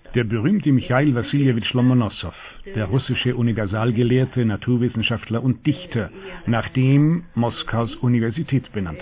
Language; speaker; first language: German; native; German